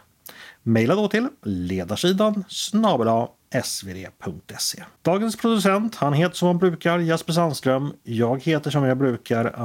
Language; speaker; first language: Swedish; native; Swedish